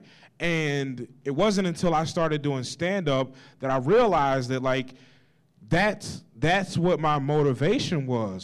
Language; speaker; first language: English; native; English